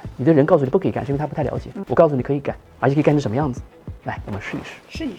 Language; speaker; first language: Chinese; native; Chinese